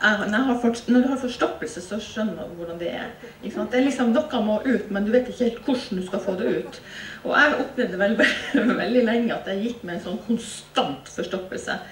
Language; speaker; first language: Norwegian; native; Norwegian